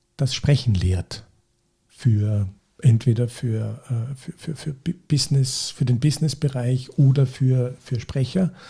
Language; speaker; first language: German; native; German